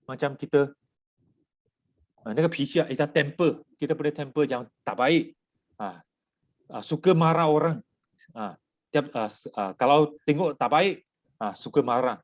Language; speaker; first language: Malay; non-native, local second language; Chinese